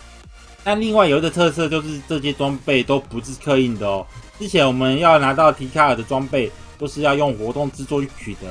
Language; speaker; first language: Chinese; native; Chinese